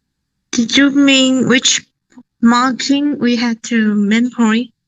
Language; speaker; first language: English; non-native, learner; Thai